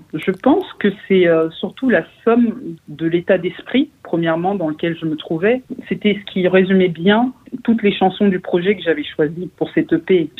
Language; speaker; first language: French; native; French